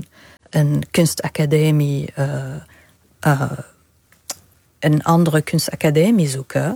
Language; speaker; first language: Dutch; non-native, fluent; Arabic